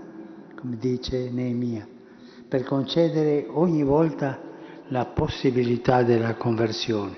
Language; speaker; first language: Italian; early bilingual, heritage; Spanish